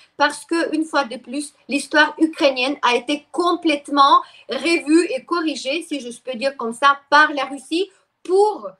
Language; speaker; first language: French; non-native, fluent; Russian